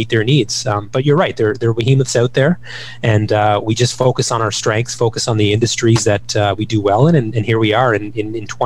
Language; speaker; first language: English; native; English